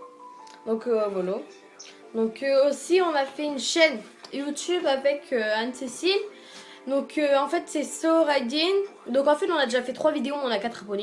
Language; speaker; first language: French; native; French